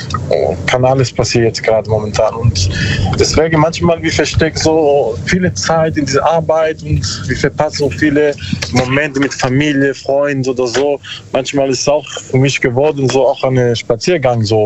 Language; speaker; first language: German; non-native, learner; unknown